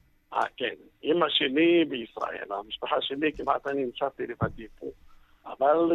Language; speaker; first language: Hebrew; non-native, fluent; Arabic